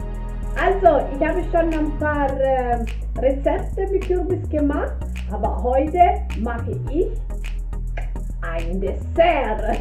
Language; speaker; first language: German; non-native, learner; Italian